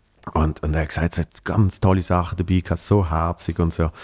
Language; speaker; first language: German; native; German